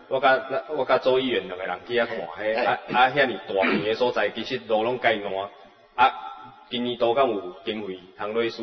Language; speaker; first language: Chinese; native; Chinese